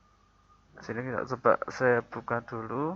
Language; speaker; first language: Indonesian; native; Indonesian